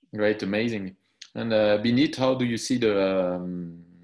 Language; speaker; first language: English; non-native, fluent; French